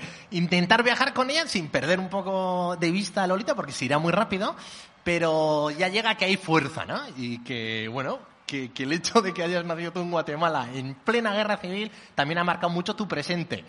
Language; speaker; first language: Spanish; native; Spanish